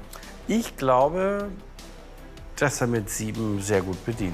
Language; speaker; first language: German; native; German